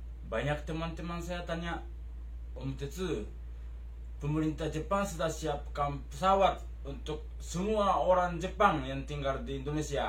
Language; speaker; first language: Indonesian; non-native, fluent; Japanese